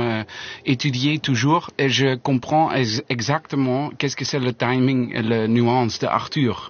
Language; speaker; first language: French; non-native, learner; Dutch